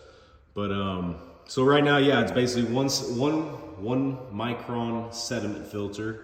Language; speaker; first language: English; native; English